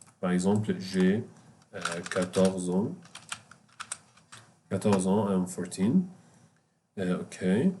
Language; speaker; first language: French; non-native, fluent; Arabic